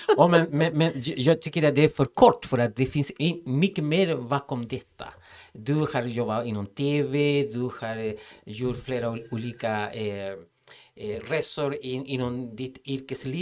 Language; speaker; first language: Swedish; non-native, fluent; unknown